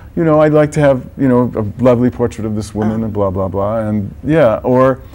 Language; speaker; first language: English; native; English